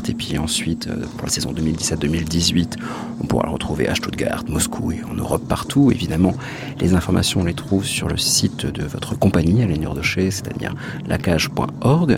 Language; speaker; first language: French; native; French